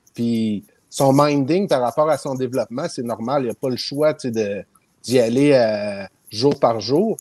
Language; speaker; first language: French; native; French